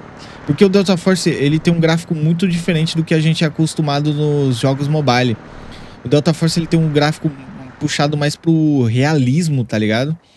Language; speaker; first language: Portuguese; native; Portuguese